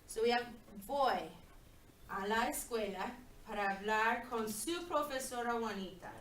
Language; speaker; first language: Spanish; non-native, learner; English